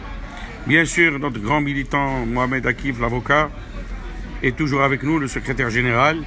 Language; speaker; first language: French; non-native, local second language; Arabic